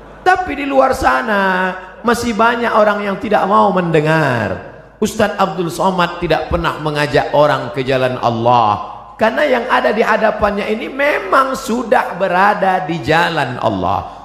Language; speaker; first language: Indonesian; native; Indonesian